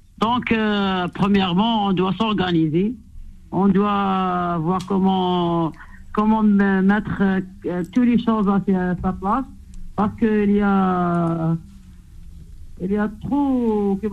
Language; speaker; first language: French; non-native, local second language; Arabic